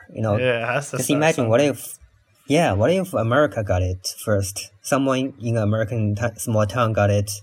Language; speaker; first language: English; non-native, fluent; Chinese